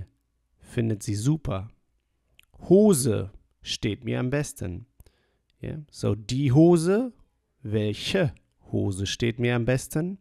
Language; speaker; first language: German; non-native, fluent; English